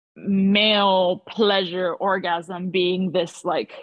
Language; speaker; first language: English; early bilingual, other home language; Spanish